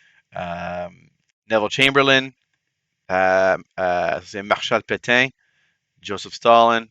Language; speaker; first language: French; non-native, local second language; English